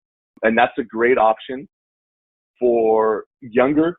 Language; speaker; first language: English; native; English